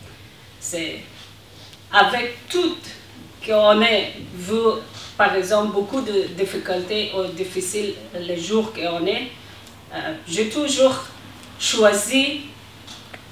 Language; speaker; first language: French; non-native, learner; Persian